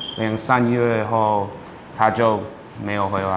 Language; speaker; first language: Chinese; early bilingual, heritage; English